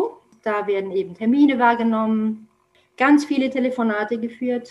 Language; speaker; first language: German; non-native, fluent; Romanian